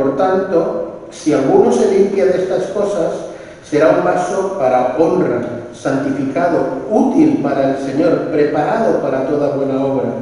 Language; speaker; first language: Spanish; native; Spanish